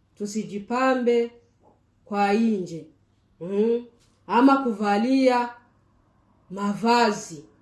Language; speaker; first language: Swahili; native; Swahili